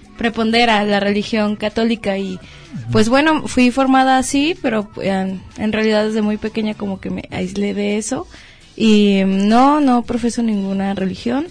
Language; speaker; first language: Spanish; native; Spanish